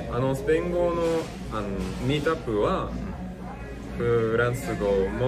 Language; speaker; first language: Japanese; non-native, learner; English